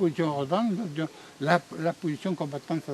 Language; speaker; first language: French; native; French